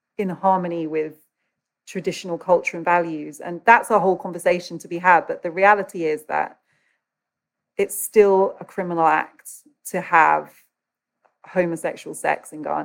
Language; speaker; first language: English; native; English